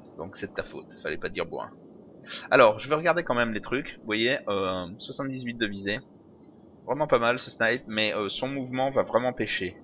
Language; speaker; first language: French; native; French